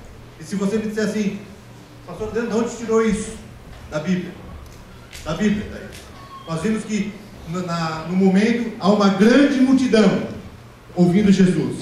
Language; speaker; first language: Portuguese; native; Portuguese